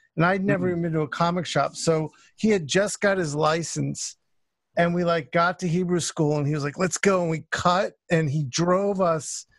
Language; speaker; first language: English; native; English